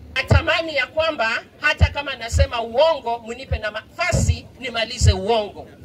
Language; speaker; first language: Swahili; non-native, local second language; Luyia